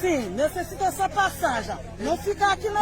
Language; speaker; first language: Portuguese; non-native, learner; Haitian Creole